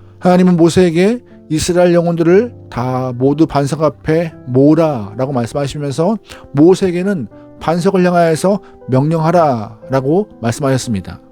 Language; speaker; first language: Korean; native; Korean